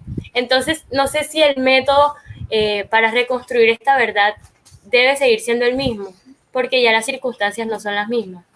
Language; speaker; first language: Spanish; native; Spanish